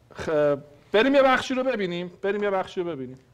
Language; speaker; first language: Persian; native; Persian